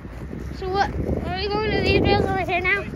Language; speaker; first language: English; native; English